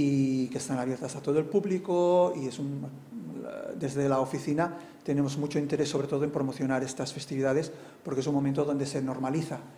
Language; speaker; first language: Spanish; non-native, local second language; Catalan